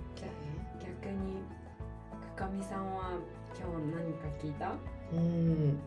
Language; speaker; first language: Japanese; native; Japanese